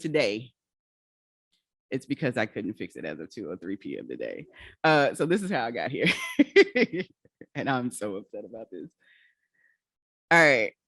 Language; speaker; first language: English; native; English